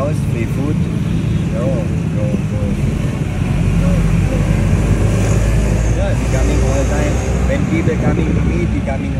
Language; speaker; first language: English; non-native, learner; German